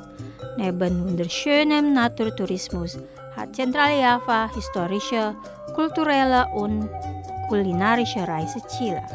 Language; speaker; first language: German; non-native, learner; Indonesian